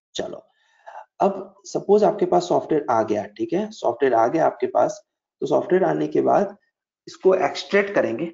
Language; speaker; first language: Hindi; native; Hindi